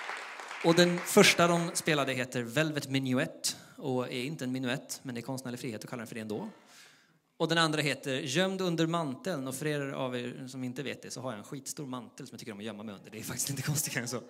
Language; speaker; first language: Swedish; native; Swedish